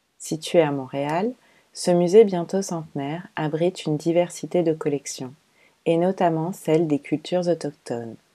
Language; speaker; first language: French; native; French